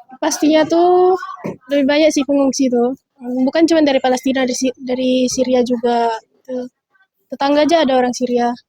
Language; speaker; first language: Indonesian; early bilingual, heritage; Indonesian